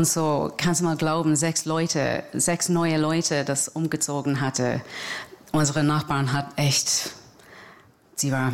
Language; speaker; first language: German; non-native, fluent; English